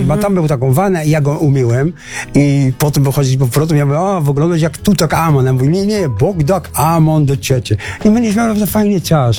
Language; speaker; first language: Polish; non-native, fluent; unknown